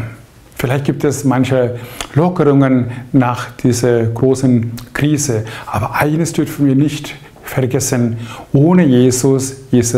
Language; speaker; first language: German; non-native, fluent; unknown